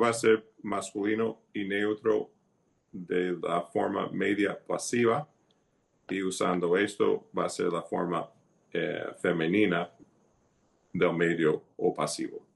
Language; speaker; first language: Spanish; non-native, fluent; English